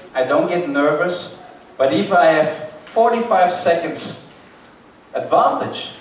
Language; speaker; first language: English; non-native, fluent; Dutch